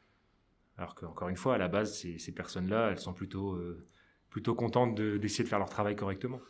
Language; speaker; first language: French; native; French